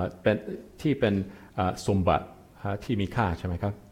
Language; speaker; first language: Thai; non-native, fluent; English